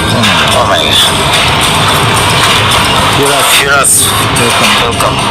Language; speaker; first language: English; non-native, learner; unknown